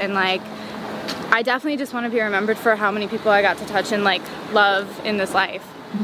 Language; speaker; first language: English; native; English